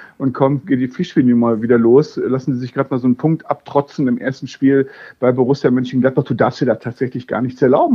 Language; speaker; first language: German; native; German